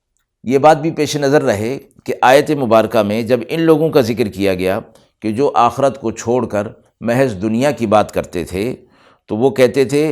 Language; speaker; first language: Urdu; native; Urdu